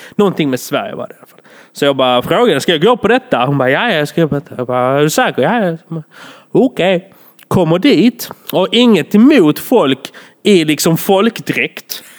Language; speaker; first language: Swedish; early bilingual, other home language; Polish